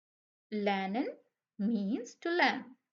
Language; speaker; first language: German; non-native, fluent; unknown